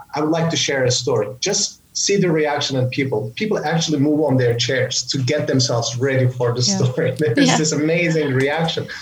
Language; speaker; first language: English; non-native, fluent; Turkish